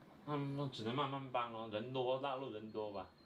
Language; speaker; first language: Chinese; native; Chinese